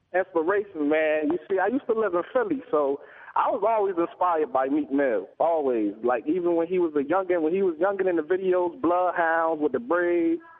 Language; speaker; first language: English; native; English